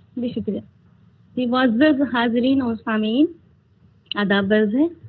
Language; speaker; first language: Urdu; native; Urdu